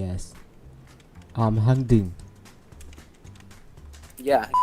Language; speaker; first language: English; non-native, learner; Thai